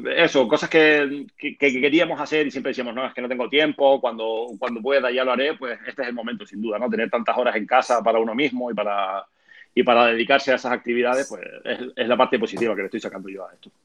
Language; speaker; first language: Spanish; native; Spanish